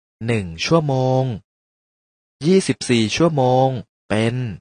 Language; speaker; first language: Thai; native; Thai